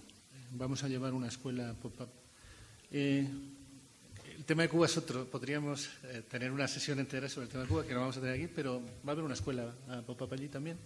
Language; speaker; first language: Spanish; native; Spanish